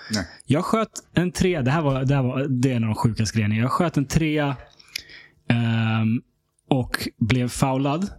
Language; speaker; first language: Swedish; early bilingual, other home language; Serbian